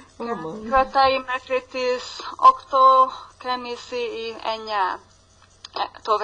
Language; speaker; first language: Greek; non-native, learner; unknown